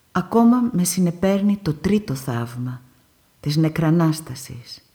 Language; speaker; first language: Greek; native; Greek